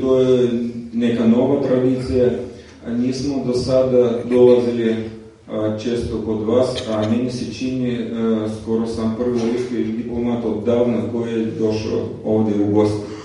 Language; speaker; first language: Serbian; non-native, fluent; Russian